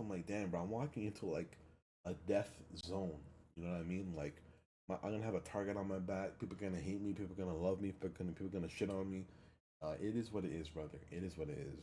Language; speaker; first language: English; early bilingual, other home language; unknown